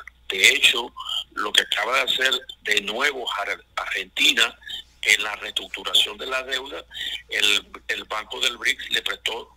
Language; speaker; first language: Spanish; native; Spanish